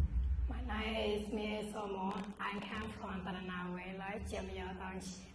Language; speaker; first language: English; non-native, learner; Mon